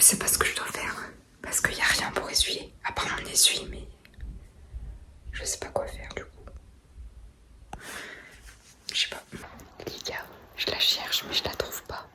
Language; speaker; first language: French; native; French